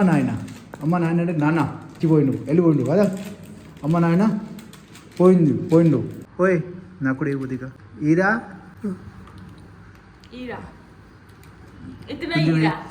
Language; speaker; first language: Telugu; non-native, learner; Hindi